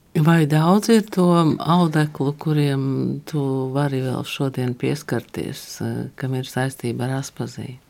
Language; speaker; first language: Latvian; native; Latvian